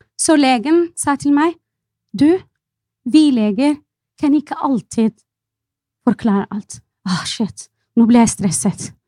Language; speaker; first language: Norwegian; non-native, fluent; Arabic